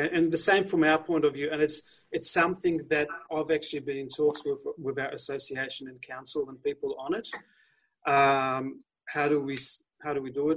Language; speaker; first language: English; non-native, fluent; Polish